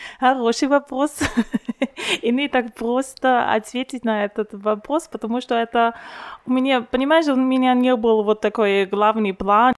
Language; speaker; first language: Russian; non-native, fluent; German